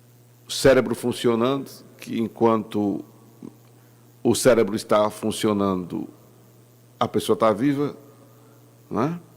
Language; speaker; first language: Portuguese; native; Portuguese